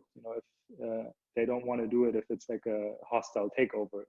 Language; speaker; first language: English; early bilingual, other home language; German